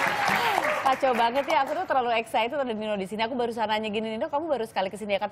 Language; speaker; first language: Indonesian; native; Indonesian